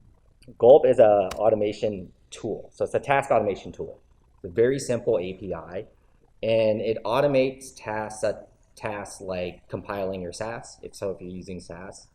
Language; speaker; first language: English; native; English